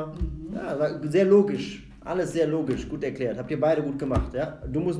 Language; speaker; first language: German; non-native, fluent; Arabic